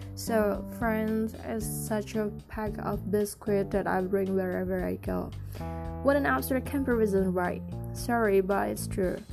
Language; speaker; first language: English; non-native, learner; Indonesian